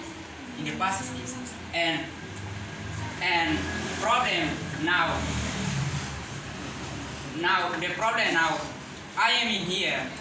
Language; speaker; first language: English; non-native, learner; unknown